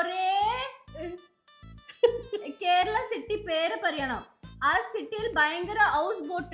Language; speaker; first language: Malayalam; non-native, learner; Tamil